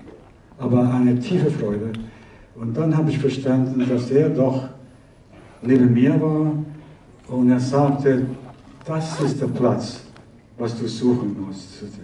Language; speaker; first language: German; early bilingual, heritage; Italian